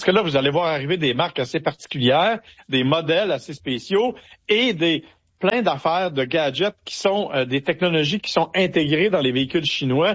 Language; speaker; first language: French; native; French